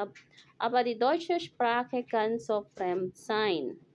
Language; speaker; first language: German; non-native, fluent; Filipino